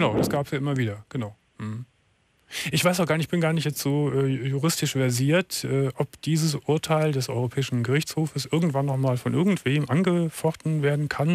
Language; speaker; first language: German; native; German